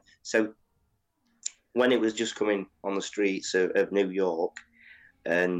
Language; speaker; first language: English; native; English